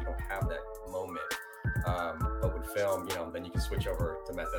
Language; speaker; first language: English; early bilingual, other home language; Italian